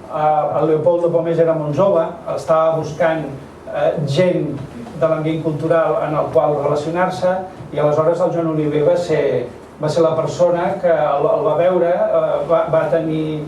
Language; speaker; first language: Catalan; native; Catalan